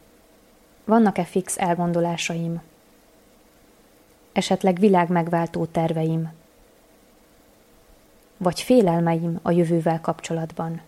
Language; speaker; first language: Hungarian; native; Hungarian